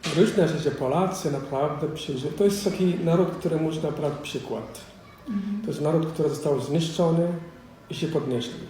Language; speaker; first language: Polish; non-native, fluent; Somali